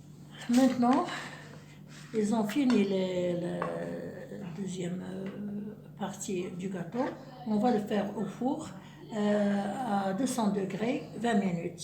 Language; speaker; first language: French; non-native, local second language; Arabic